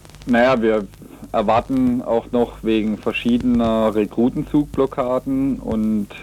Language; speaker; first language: German; native; German